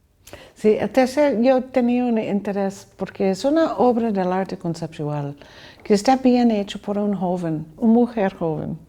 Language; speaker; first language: Spanish; non-native, learner; English